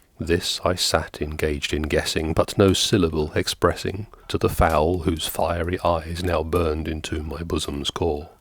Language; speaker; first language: English; native; English